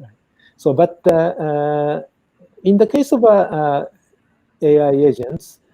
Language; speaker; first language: English; non-native, fluent; Japanese